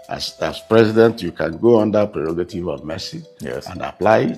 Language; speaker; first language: English; non-native, local second language; Igbo